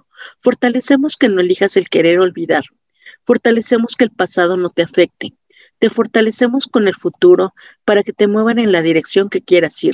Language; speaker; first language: Spanish; native; Spanish